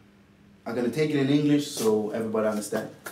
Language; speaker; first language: English; non-native, fluent; Swedish